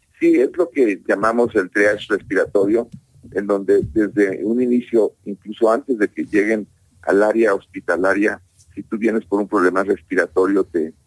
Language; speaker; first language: Spanish; native; Spanish